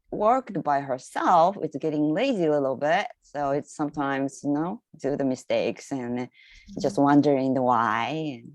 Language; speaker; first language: English; non-native, learner; Japanese